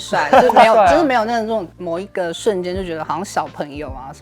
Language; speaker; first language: Chinese; native; Chinese